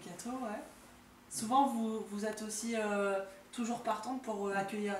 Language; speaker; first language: French; native; French